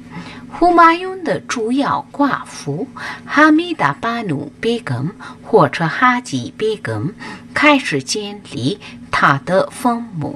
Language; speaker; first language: Chinese; non-native, fluent; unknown